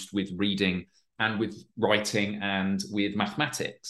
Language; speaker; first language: English; native; English